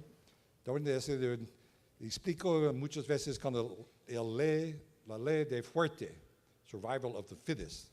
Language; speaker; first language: Spanish; non-native, learner; English